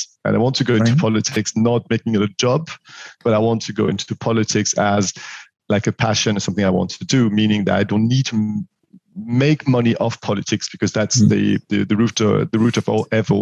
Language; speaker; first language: English; non-native, fluent; French